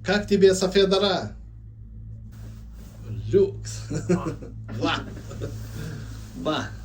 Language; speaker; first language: Russian; non-native, learner; Lithuanian